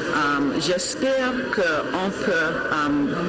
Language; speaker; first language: French; non-native, fluent; English